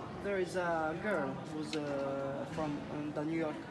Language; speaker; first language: English; non-native, fluent; Italian